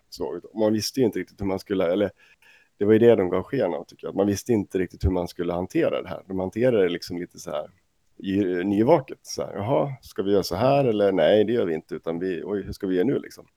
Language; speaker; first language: Swedish; native; Swedish